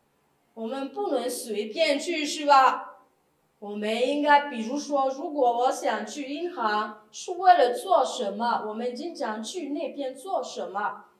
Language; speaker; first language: Chinese; non-native, fluent; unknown